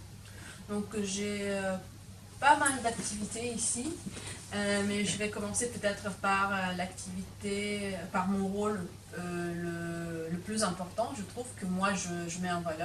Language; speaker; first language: French; non-native, fluent; Lithuanian